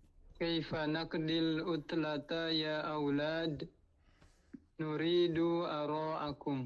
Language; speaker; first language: Arabic; non-native, learner; Indonesian